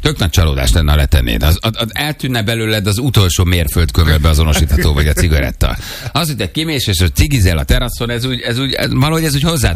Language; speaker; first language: Hungarian; native; Hungarian